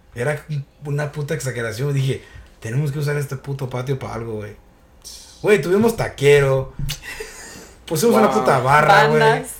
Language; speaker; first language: Spanish; early bilingual, heritage; Spanish